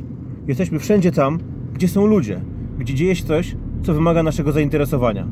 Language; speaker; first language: Polish; native; Polish